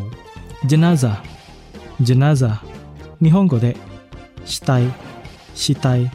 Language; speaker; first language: Japanese; non-native, fluent; Indonesian